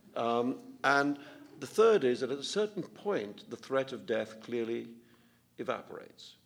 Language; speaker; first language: English; non-native, local second language; Urdu